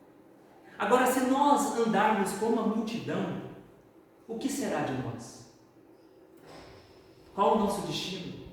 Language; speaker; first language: Portuguese; native; Portuguese